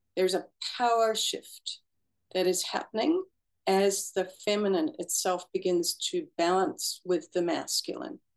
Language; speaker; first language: English; native; English